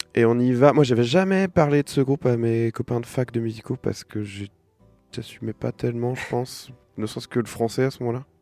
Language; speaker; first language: French; native; French